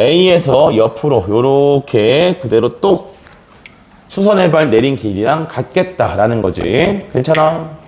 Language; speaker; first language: Korean; native; Korean